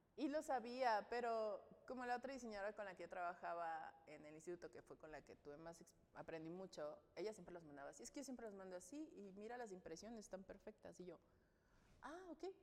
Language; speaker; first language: Spanish; native; Spanish